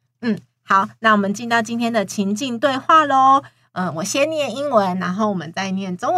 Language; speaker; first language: Chinese; native; Chinese